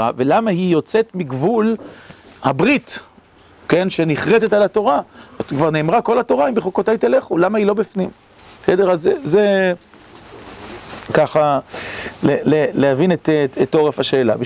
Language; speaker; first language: Hebrew; native; Hebrew